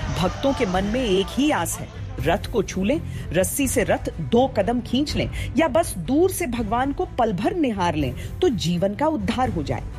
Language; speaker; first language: Hindi; native; Hindi